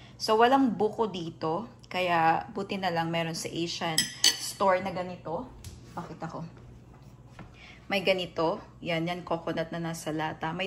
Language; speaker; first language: Filipino; native; Filipino